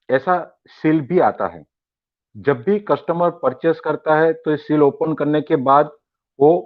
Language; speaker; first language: Hindi; non-native, local second language; Gujarati